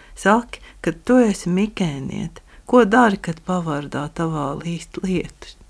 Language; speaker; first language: Latvian; native; Latvian